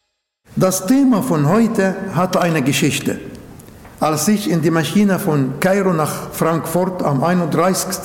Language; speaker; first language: German; non-native, local second language; Arabic